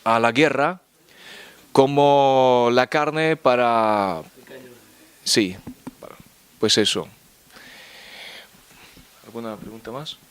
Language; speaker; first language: Spanish; non-native, fluent; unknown